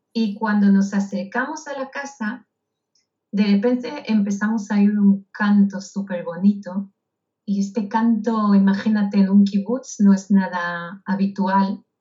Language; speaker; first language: Spanish; non-native, fluent; Hebrew